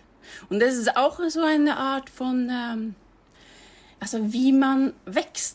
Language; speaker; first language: German; non-native, fluent; Norwegian